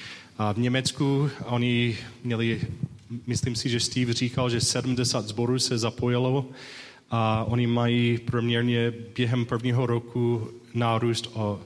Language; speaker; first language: Czech; non-native, learner; English